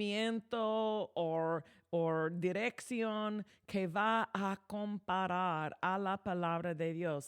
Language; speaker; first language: Spanish; non-native, fluent; English